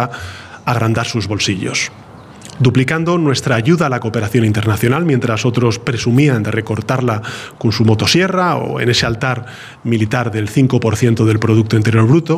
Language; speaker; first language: Spanish; native; Spanish